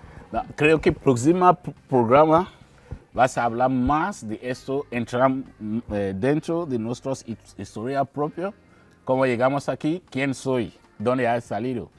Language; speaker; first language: Spanish; non-native, learner; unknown